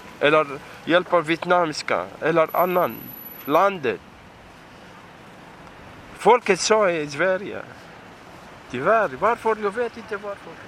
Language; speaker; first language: Swedish; non-native, learner; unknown